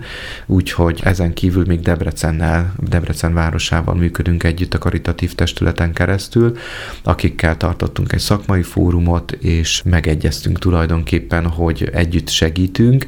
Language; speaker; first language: Hungarian; native; Hungarian